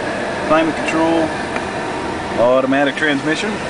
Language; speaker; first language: English; native; English